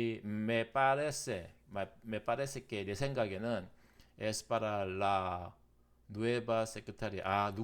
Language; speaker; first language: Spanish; non-native, learner; Korean